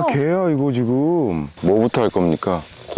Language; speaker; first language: Korean; native; Korean